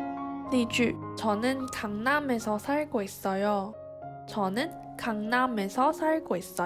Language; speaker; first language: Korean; non-native, fluent; Chinese